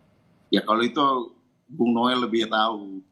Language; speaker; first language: Indonesian; native; Indonesian